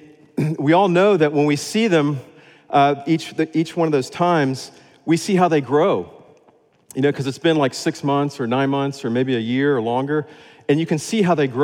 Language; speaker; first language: English; native; English